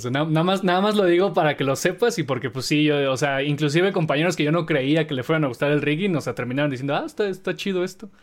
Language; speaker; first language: Spanish; native; Spanish